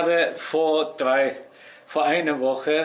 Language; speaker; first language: German; non-native, learner; Persian